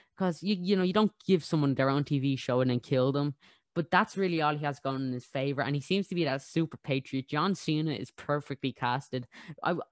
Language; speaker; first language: English; native; English